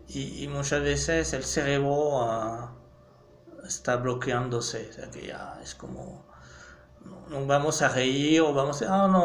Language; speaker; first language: Spanish; non-native, fluent; French